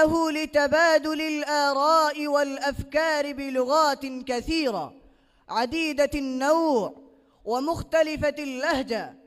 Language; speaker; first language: Arabic; non-native, learner; Bangla